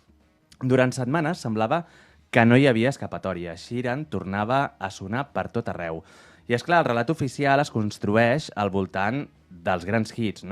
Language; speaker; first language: Catalan; native; Catalan